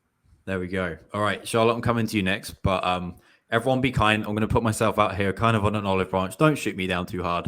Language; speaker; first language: English; native; English